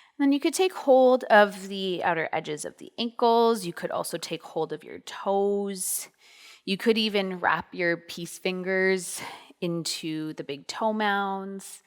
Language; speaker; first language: English; native; English